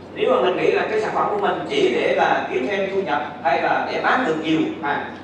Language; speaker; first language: Vietnamese; native; Vietnamese